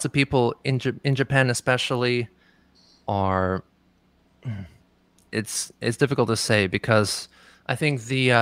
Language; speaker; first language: English; native; English